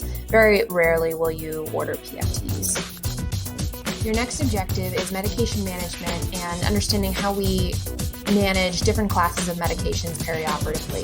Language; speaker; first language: English; native; English